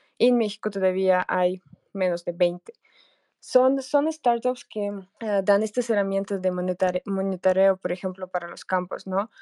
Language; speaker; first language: Spanish; non-native, fluent; Russian